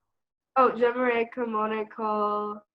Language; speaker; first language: French; non-native, learner; English